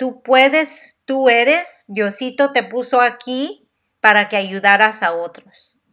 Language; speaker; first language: Spanish; early bilingual, heritage; Spanish